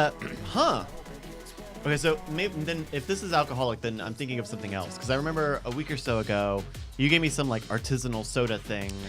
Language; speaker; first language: English; native; English